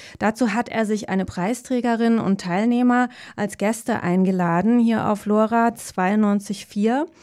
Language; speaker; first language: German; native; German